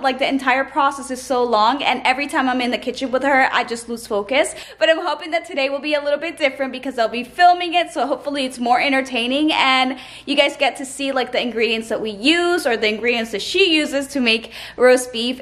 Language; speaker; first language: English; early bilingual, other home language; Spanish